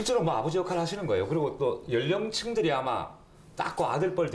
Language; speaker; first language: Korean; native; Korean